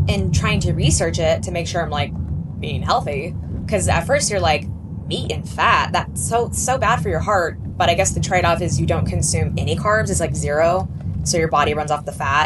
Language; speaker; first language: English; native; English